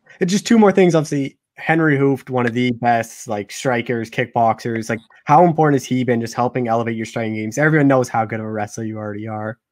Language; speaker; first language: English; native; English